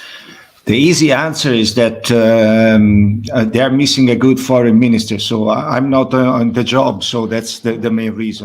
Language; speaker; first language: English; non-native, fluent; Italian